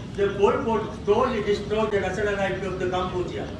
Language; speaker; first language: English; non-native, local second language; Sinhala